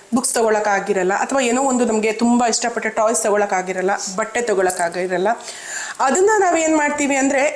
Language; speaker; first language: Kannada; native; Kannada